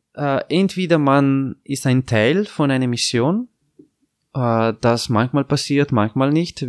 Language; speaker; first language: German; non-native, fluent; Italian